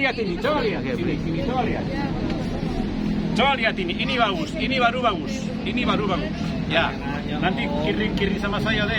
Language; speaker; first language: Indonesian; non-native, fluent; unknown